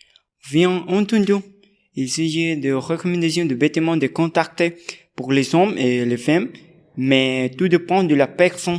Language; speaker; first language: French; non-native, learner; Spanish